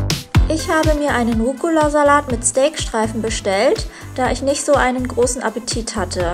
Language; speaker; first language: German; native; German